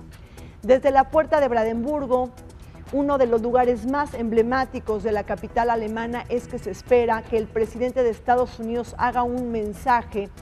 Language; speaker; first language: Spanish; native; Spanish